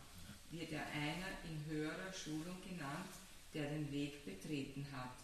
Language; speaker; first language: German; native; German